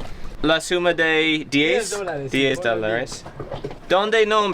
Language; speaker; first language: Spanish; non-native, learner; English